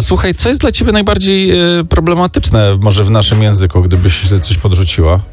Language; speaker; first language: Polish; native; Polish